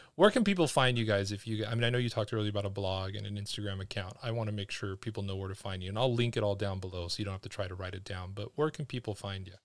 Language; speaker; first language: English; native; English